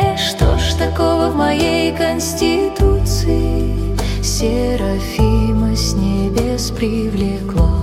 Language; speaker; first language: Russian; native; Russian